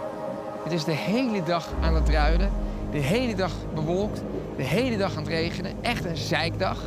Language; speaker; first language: Dutch; native; Dutch